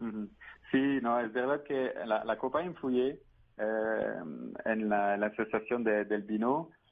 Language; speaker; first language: Spanish; non-native, fluent; French